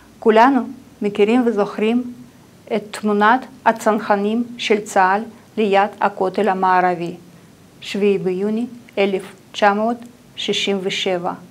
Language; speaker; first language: Hebrew; non-native, fluent; Russian